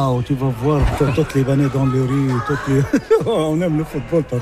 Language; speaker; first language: French; non-native, local second language; Arabic